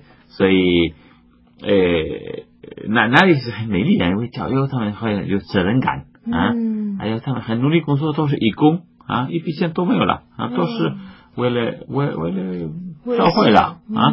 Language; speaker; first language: Chinese; non-native, fluent; Spanish